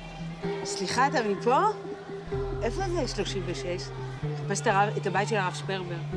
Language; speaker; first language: Hebrew; native; Hebrew